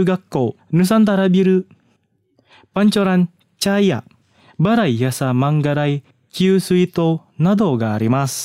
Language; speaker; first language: Japanese; non-native, fluent; Indonesian